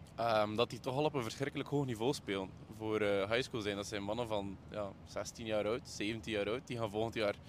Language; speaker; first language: Dutch; native; Dutch